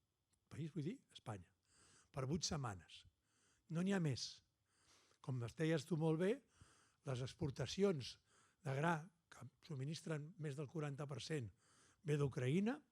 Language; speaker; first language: Catalan; native; Catalan